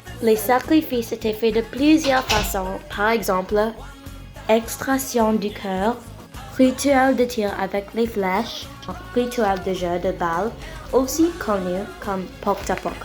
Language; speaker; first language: French; non-native, local second language; English